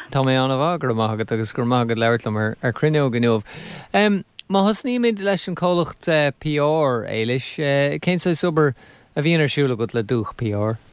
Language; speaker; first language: Irish; native; Irish